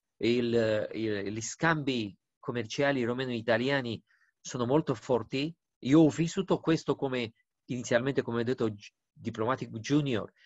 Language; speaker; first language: Italian; non-native, fluent; Romanian